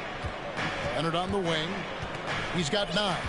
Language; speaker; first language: English; native; English